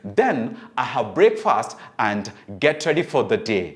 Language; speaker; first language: English; non-native, local second language; Telugu